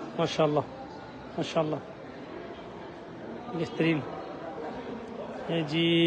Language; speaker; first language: Urdu; non-native, local second language; Saraiki